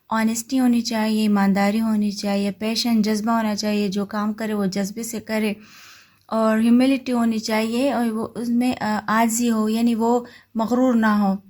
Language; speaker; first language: Urdu; non-native, local second language; Pashto